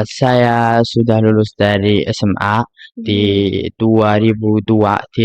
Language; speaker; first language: Indonesian; non-native, learner; Arabic